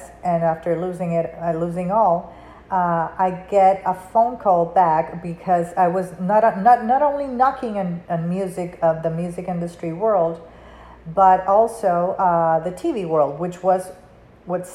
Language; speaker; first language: English; non-native, fluent; Spanish